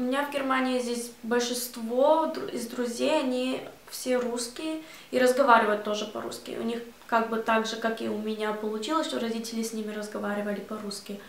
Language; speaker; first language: Russian; early bilingual, heritage; Russian